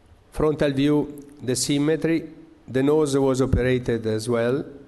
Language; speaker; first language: English; non-native, fluent; Italian